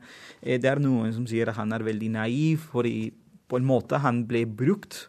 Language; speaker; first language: Norwegian; non-native, fluent; Spanish